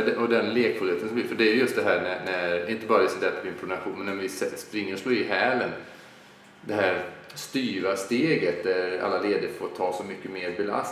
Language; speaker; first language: Swedish; non-native, fluent; English